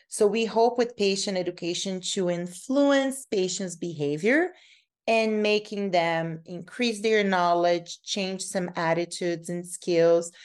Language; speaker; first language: English; non-native, fluent; Portuguese